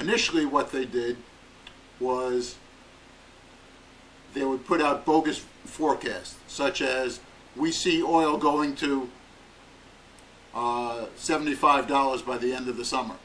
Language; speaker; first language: English; native; English